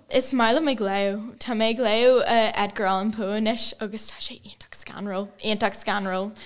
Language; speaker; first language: Irish; non-native, local second language; Portuguese